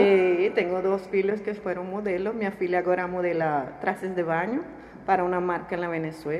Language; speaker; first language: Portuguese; non-native, learner; Spanish